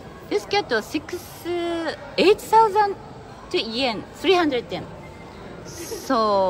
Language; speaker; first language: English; non-native, learner; Japanese